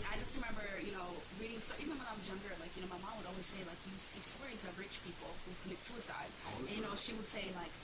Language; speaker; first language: English; early bilingual, other home language; Bosnian